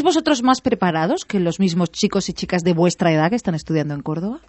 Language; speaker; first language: Spanish; native; Spanish